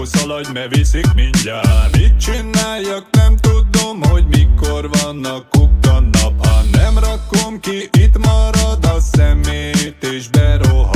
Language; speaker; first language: Hungarian; native; Hungarian